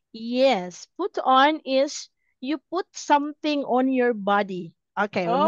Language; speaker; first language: English; non-native, fluent; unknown